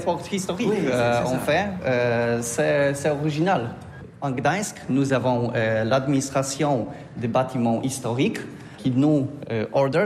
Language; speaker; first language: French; non-native, learner; Polish